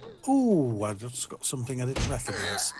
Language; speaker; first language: English; native; English